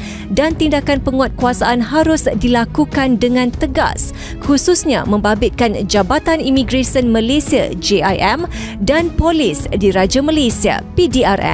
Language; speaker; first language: Malay; native; Malay